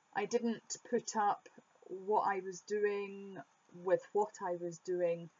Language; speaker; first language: English; native; English